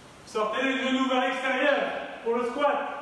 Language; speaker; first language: French; native; French